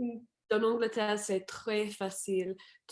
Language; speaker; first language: French; non-native, fluent; English